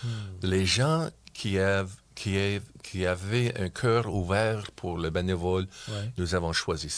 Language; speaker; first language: French; non-native, local second language; English